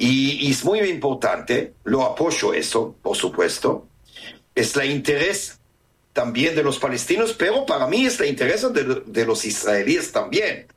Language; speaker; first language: Spanish; non-native, fluent; Hebrew